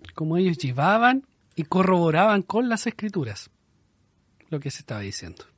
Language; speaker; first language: Spanish; native; Spanish